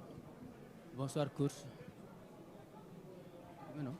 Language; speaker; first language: French; non-native, local second language; Wolof